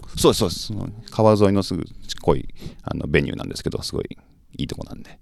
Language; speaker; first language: Japanese; native; Japanese